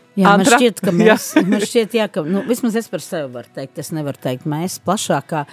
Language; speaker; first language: Latvian; native; Latvian